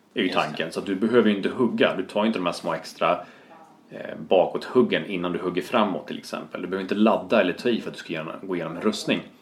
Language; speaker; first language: Swedish; native; Swedish